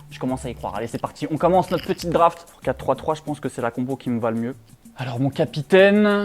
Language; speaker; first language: French; native; French